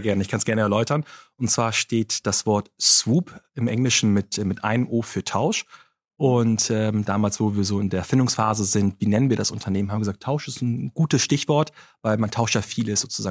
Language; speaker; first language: German; native; German